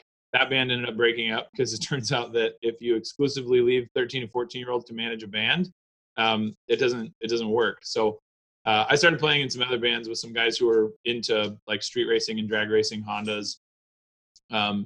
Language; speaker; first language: English; native; English